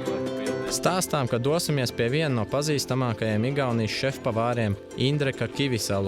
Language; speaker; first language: Latvian; native; Latvian